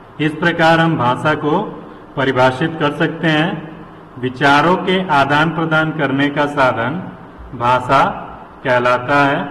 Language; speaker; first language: Hindi; native; Hindi